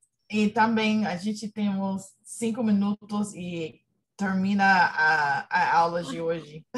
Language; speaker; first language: Portuguese; non-native, learner; English